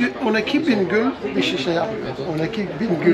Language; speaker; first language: Turkish; non-native, learner; Arabic